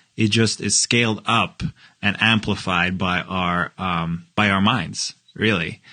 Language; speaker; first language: English; non-native, fluent; Norwegian